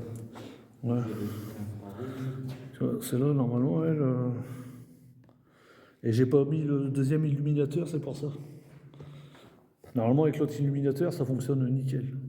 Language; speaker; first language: French; native; French